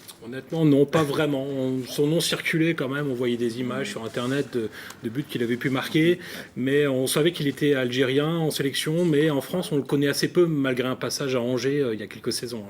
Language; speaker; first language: French; native; French